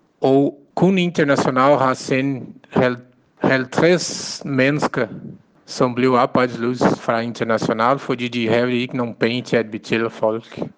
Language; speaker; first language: Danish; non-native, learner; Portuguese